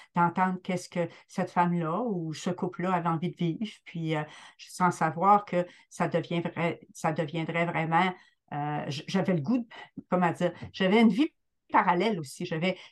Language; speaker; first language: French; native; French